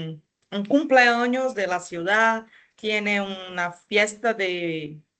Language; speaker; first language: Spanish; non-native, fluent; Portuguese